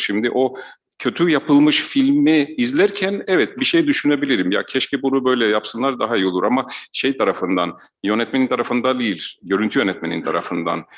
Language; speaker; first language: Turkish; non-native, fluent; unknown